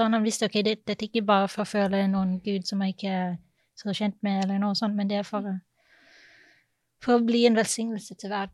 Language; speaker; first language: Norwegian; non-native, fluent; English